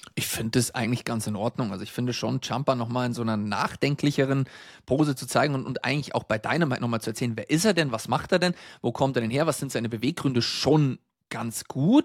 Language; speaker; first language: German; native; German